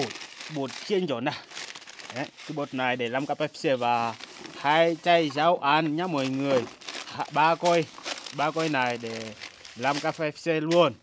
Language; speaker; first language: Vietnamese; non-native, fluent; Portuguese